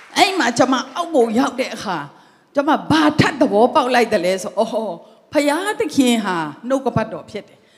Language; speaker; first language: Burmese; non-native, local second language; Tedim Chin